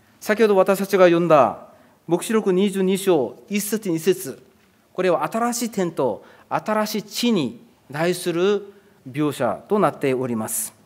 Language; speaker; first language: Japanese; non-native, fluent; Korean